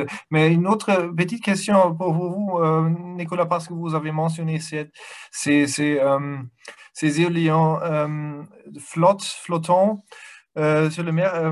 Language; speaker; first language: French; non-native, fluent; German